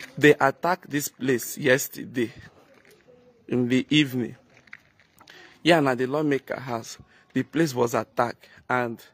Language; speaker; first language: Nigerian Pidgin; non-native, local second language; Igbo